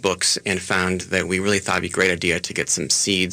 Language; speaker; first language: English; native; English